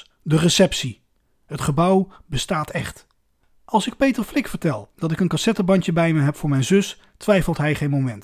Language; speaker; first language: Dutch; native; Dutch